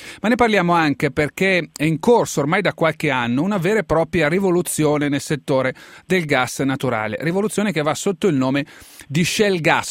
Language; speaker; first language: Italian; native; Italian